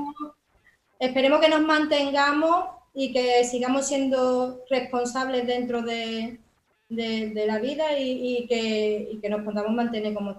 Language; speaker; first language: Spanish; native; Spanish